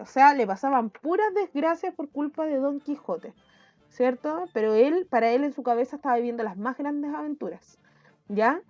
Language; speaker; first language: Spanish; native; Spanish